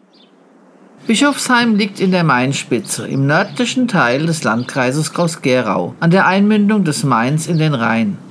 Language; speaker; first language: German; native; German